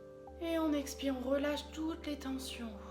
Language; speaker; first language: French; native; French